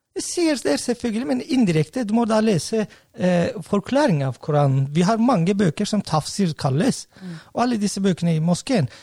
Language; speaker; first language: Norwegian; non-native, fluent; Turkish